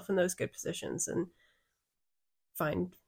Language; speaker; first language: English; native; English